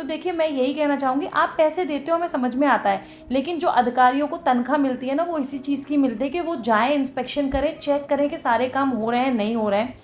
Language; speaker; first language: Hindi; native; Hindi